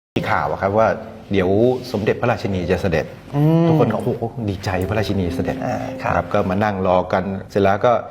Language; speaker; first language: Thai; native; Thai